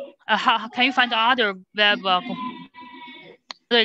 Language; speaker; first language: English; non-native, learner; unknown